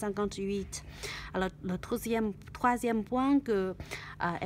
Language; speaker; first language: French; non-native, learner; Chinese